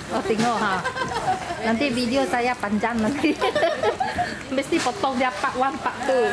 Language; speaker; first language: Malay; non-native, local second language; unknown